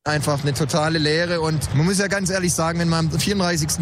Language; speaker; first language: German; native; German